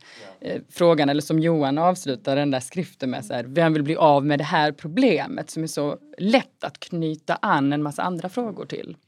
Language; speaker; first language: Swedish; native; Swedish